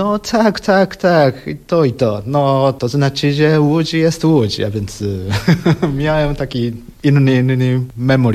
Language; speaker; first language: Polish; non-native, learner; Japanese